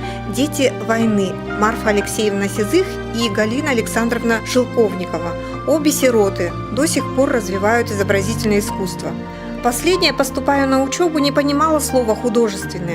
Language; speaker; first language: Russian; native; Russian